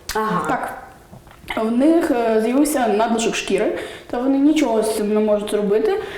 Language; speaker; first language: Ukrainian; non-native, local second language; Russian